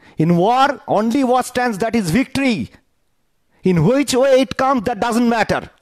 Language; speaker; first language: English; non-native, local second language; Bangla